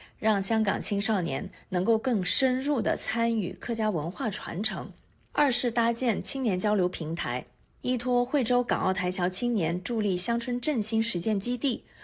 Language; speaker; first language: Chinese; non-native, local second language; Hakka Chinese